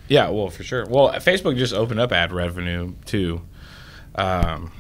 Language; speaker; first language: English; native; English